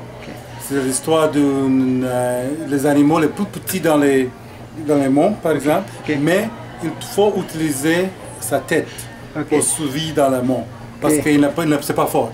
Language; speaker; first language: French; non-native, fluent; English